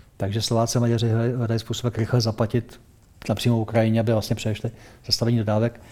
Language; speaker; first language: Czech; native; Czech